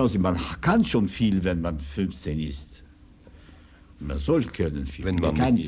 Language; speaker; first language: German; non-native, fluent; Russian